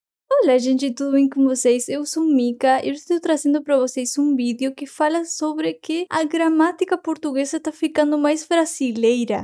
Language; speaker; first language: Portuguese; non-native, fluent; Spanish